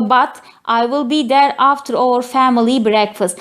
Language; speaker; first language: English; non-native, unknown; Turkish